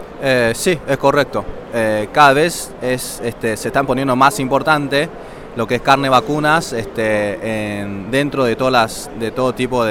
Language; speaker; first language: Spanish; non-native, fluent; Chinese